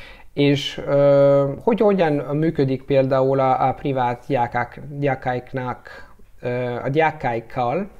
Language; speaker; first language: Hungarian; non-native, learner; Italian